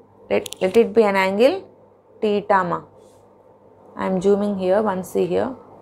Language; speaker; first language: English; non-native, local second language; Telugu